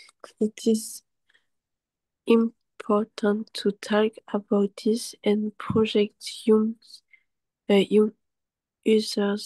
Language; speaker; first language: English; non-native, learner; French